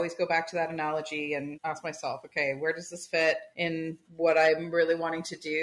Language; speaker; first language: English; native; English